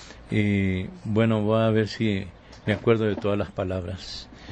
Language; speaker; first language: Spanish; early bilingual, heritage; Spanish